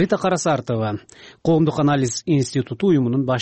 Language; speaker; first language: Kyrgyz; native; Kyrgyz